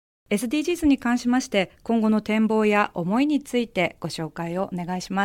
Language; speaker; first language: Japanese; native; Japanese